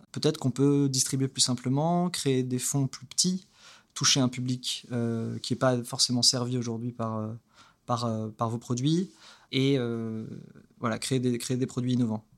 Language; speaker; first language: French; native; French